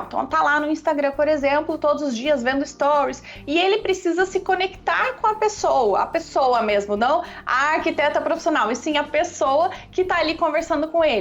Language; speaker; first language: Portuguese; native; Portuguese